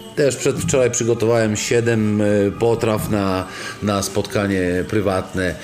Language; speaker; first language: Polish; non-native, fluent; Italian